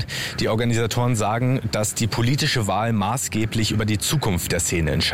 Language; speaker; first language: German; native; German